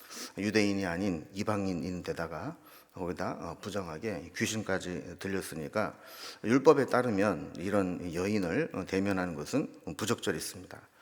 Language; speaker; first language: Korean; native; Korean